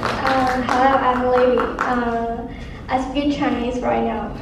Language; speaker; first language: English; non-native, learner; Chinese